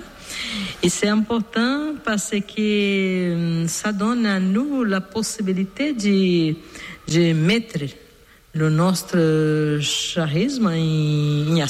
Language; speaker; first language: French; non-native, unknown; Portuguese